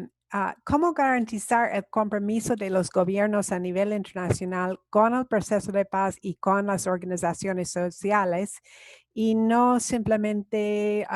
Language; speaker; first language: Spanish; non-native, fluent; English